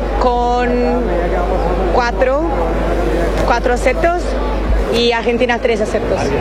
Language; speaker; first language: Spanish; non-native, learner; Portuguese